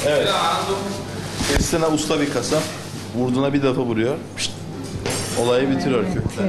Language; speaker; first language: Turkish; native; Turkish